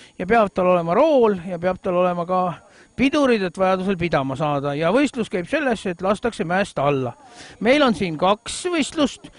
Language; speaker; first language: Estonian; native; Estonian